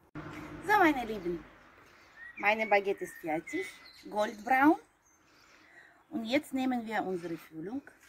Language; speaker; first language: German; non-native, fluent; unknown